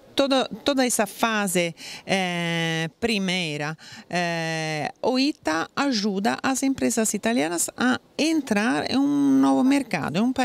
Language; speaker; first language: Portuguese; non-native, fluent; Italian